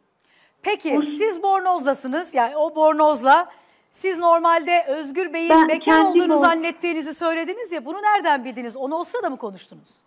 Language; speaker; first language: Turkish; native; Turkish